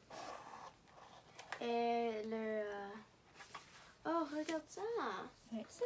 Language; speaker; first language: French; non-native, local second language; English